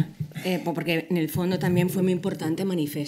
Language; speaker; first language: Spanish; native; Spanish